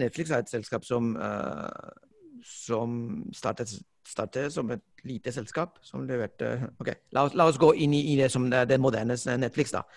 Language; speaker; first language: Norwegian; non-native, fluent; Spanish